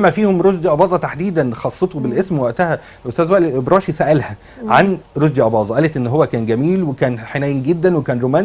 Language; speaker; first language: Arabic; native; Arabic